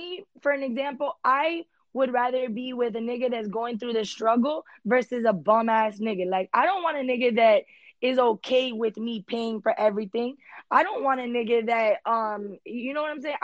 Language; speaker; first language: English; early bilingual, other home language; Spanish